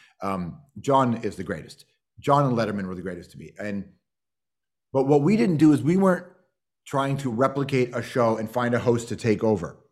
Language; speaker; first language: English; native; English